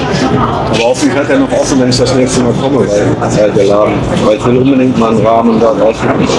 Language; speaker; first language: German; native; German